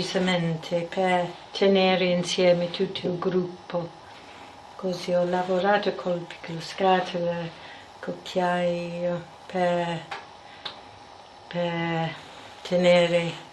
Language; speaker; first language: Italian; non-native, fluent; English